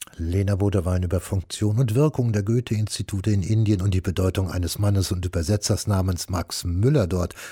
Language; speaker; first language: German; native; German